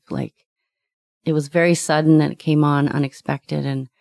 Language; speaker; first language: English; native; English